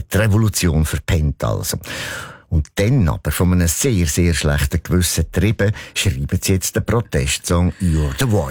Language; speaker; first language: German; native; German